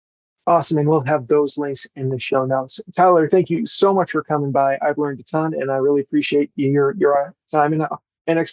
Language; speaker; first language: English; native; English